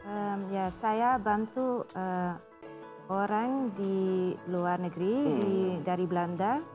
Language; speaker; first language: Indonesian; non-native, learner; Dutch